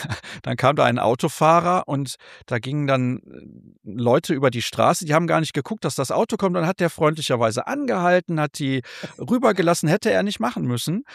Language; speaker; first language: German; native; German